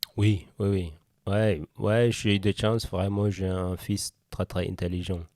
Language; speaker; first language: French; non-native, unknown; Tigrinya